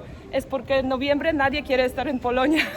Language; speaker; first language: Spanish; non-native, fluent; Polish